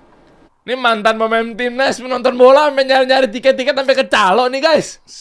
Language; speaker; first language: Indonesian; native; Indonesian